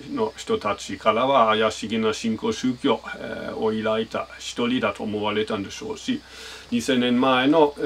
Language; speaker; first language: Japanese; non-native, fluent; German